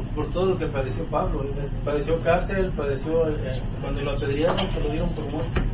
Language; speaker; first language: Spanish; native; Spanish